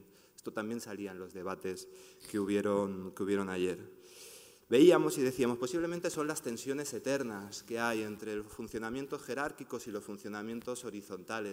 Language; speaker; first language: Spanish; native; Spanish